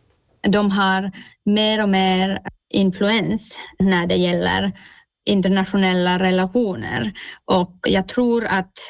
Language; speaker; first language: Swedish; non-native, local second language; Finnish